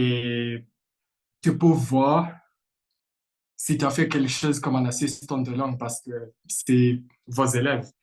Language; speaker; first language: French; non-native, fluent; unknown